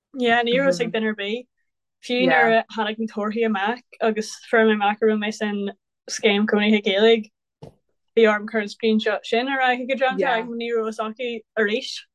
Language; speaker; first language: Irish; non-native, local second language; English